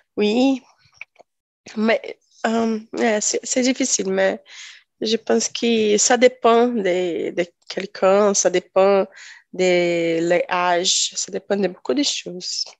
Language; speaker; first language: French; non-native, learner; Portuguese